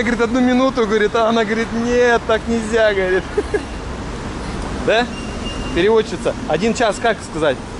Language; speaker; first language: Russian; native; Russian